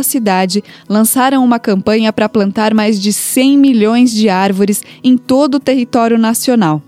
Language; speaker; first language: Portuguese; native; Portuguese